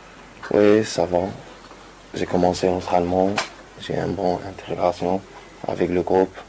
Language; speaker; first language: French; non-native, learner; Arabic